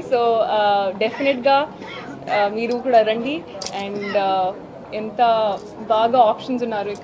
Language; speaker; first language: Telugu; non-native, learner; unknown